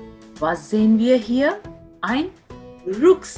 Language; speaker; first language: German; non-native, fluent; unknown